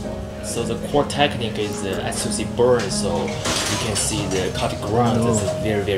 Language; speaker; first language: English; non-native, learner; Chinese